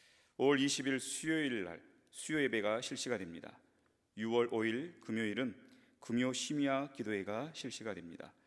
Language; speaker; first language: Korean; native; Korean